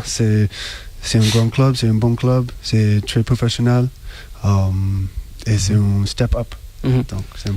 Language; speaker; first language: French; non-native, learner; English